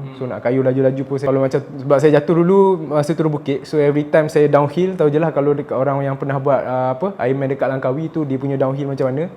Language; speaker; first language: Malay; native; Malay